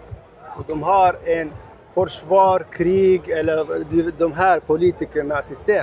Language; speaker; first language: Swedish; non-native, learner; Arabic